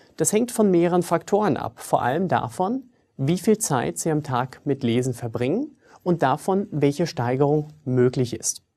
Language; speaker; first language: German; early bilingual, other home language; English